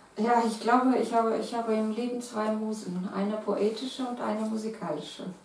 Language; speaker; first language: German; non-native, fluent; Russian